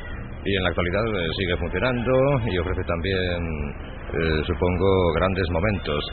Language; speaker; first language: Spanish; native; Spanish